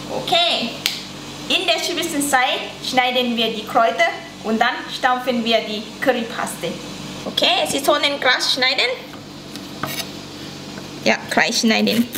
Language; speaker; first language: German; non-native, learner; Thai